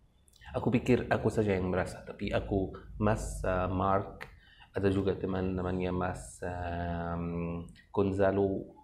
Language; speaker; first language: Indonesian; non-native, fluent; Arabic